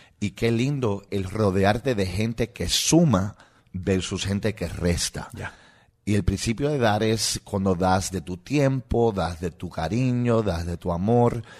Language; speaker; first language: Spanish; non-native, local second language; English